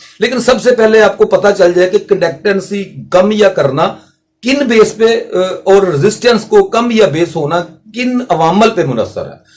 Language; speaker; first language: Urdu; non-native, local second language; Punjabi